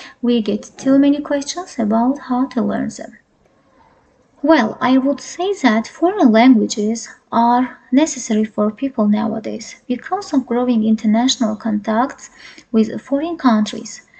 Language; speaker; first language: English; non-native, fluent; Azerbaijani